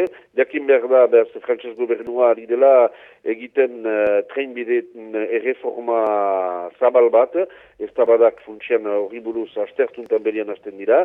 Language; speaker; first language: Basque; native; Basque